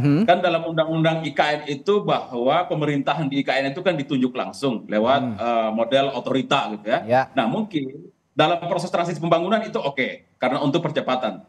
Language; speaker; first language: Indonesian; native; Indonesian